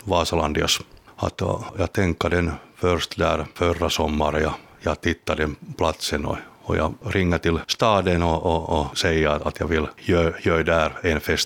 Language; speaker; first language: Swedish; non-native, local second language; Finnish